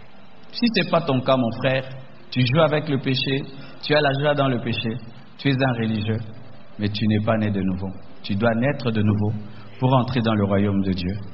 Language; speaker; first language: French; non-native, local second language; Lingala